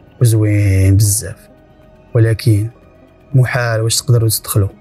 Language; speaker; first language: Arabic; native; Arabic